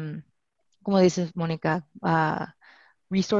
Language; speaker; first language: Spanish; non-native, learner; English